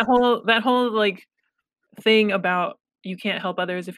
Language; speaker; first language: English; early bilingual, other home language; Pashto